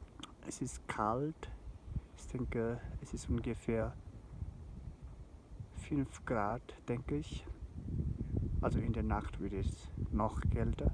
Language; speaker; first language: German; non-native, fluent; Nepali